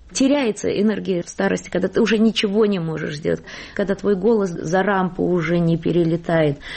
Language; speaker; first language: Russian; native; Russian